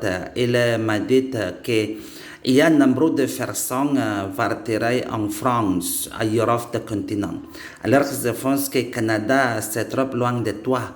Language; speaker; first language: French; non-native, learner; Indonesian